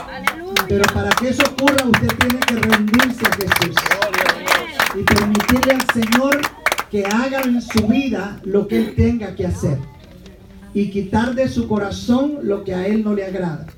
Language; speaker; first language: Spanish; native; Spanish